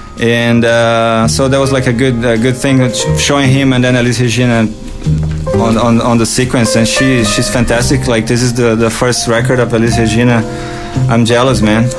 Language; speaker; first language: English; non-native, fluent; Portuguese